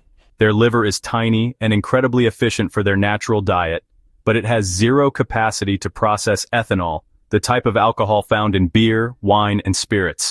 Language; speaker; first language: English; native; English